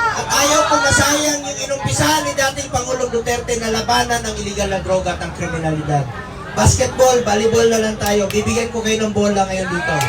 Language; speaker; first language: Filipino; non-native, local second language; Cebuano